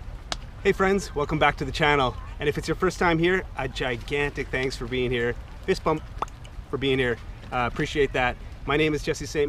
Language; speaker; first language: English; native; English